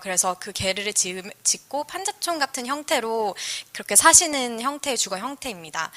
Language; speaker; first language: Korean; native; Korean